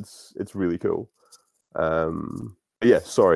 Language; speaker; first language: English; native; English